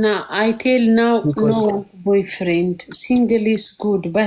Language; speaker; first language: English; non-native, learner; Amharic